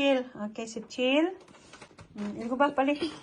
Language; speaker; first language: Korean; non-native, learner; Filipino